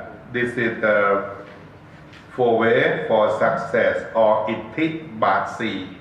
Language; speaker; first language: English; non-native, learner; Thai